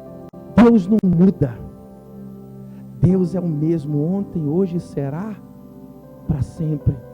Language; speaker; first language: Portuguese; native; Portuguese